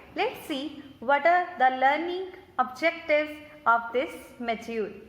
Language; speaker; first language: English; non-native, local second language; Punjabi